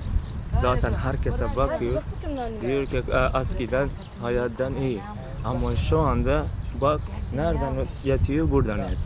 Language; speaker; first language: Turkish; non-native, learner; Persian